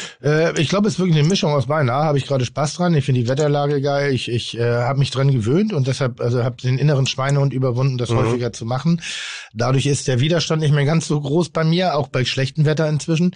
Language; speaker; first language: German; native; German